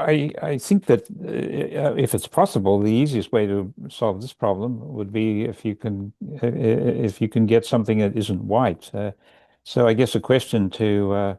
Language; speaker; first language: English; native; English